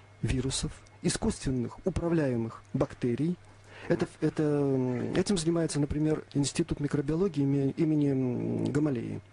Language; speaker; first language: Russian; native; Russian